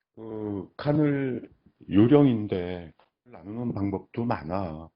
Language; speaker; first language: Korean; native; Korean